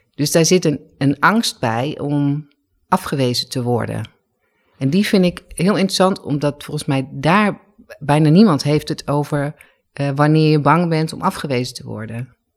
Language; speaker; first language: Dutch; native; Dutch